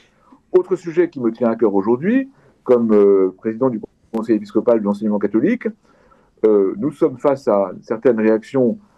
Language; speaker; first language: French; native; French